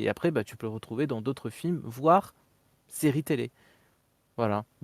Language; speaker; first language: French; native; French